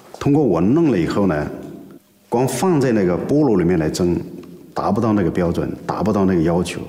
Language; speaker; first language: Chinese; non-native, local second language; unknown